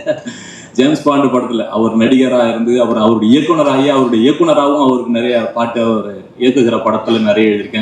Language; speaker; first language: Tamil; native; Tamil